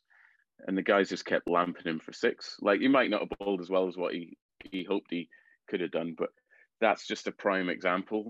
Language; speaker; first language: English; native; English